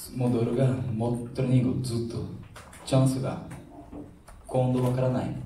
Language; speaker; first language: Japanese; non-native, learner; Portuguese